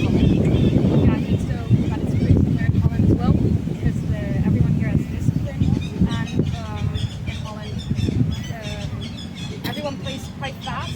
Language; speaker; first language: English; non-native, fluent; Dutch